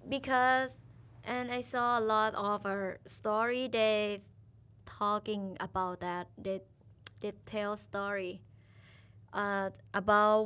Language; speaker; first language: English; non-native, learner; Thai